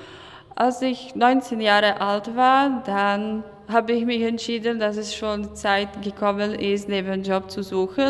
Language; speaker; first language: German; non-native, fluent; Slovak